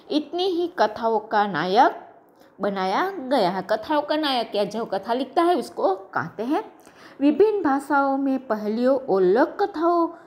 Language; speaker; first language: Hindi; non-native, local second language; Gujarati